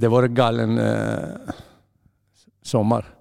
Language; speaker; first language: Swedish; non-native, fluent; Greek